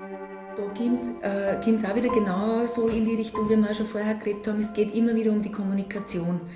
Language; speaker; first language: German; native; German